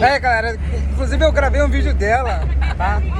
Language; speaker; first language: Portuguese; native; Portuguese